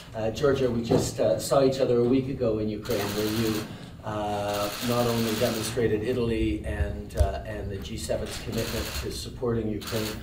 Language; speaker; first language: English; native; English